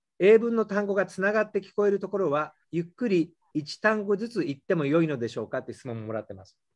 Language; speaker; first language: Japanese; native; Japanese